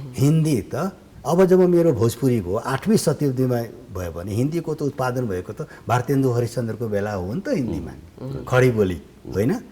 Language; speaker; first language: Nepali; non-native, local second language; Bhojpuri